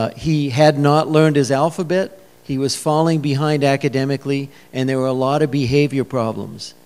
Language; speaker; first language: English; native; English